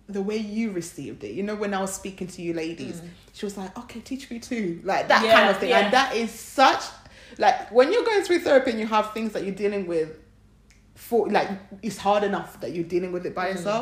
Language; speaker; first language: English; non-native, local second language; Ganda